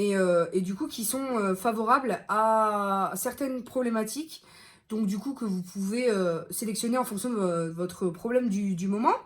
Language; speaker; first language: French; native; French